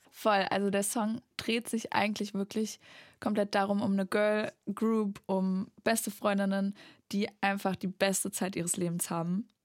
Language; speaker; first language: German; native; German